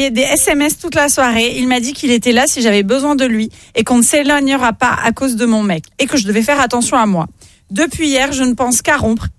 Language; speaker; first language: French; non-native, local second language; Arabic